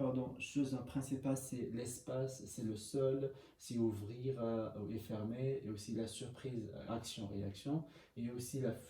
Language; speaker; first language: French; non-native, learner; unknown